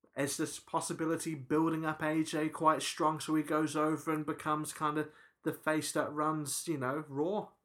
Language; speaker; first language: English; native; English